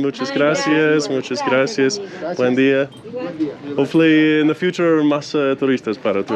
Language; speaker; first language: Spanish; non-native, learner; English